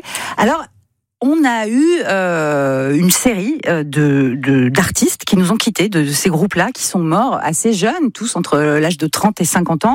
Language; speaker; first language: French; native; French